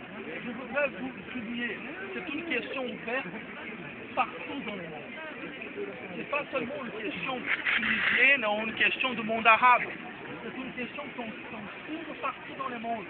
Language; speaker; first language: French; non-native, fluent; Portuguese